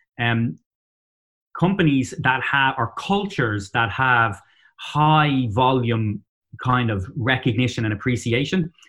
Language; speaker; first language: English; native; English